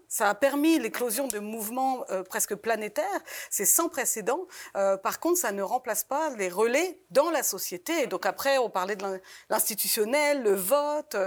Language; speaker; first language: French; native; French